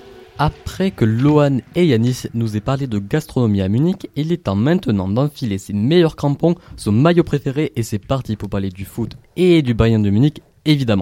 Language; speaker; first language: French; native; French